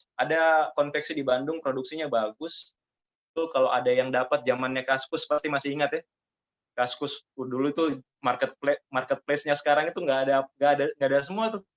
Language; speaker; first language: Indonesian; native; Indonesian